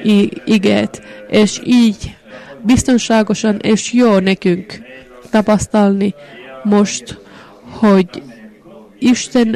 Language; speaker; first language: Hungarian; non-native, fluent; Finnish